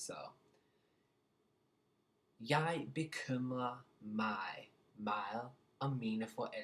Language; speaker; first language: Danish; non-native, learner; English